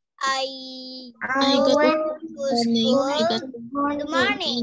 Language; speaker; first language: English; non-native, local second language; Indonesian